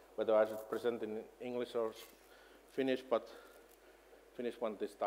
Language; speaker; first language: English; non-native, fluent; Finnish